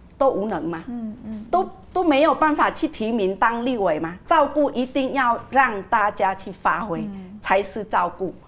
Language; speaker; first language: Chinese; non-native, fluent; Vietnamese